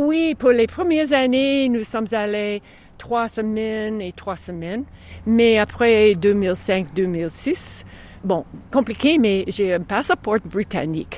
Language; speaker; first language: French; non-native, fluent; English